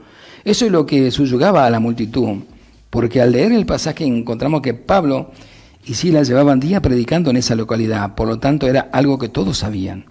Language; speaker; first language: Spanish; native; Spanish